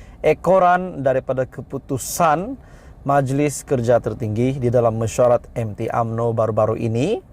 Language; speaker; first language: Malay; native; Malay